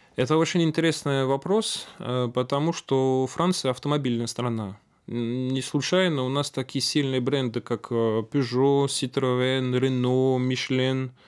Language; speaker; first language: Russian; non-native, fluent; French